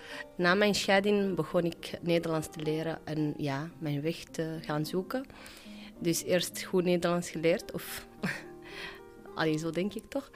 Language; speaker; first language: Dutch; non-native, fluent; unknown